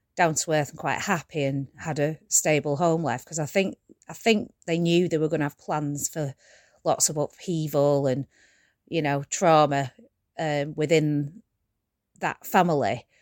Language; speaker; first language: English; native; English